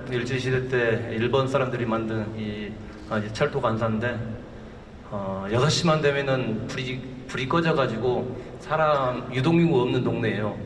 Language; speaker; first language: Korean; native; Korean